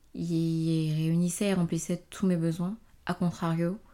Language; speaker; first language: French; native; French